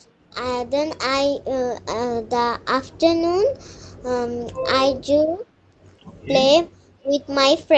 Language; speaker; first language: English; non-native, learner; Bangla